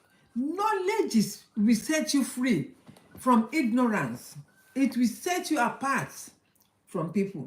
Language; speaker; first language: English; non-native, local second language; Yoruba